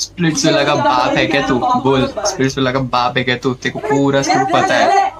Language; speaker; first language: Hindi; native; Hindi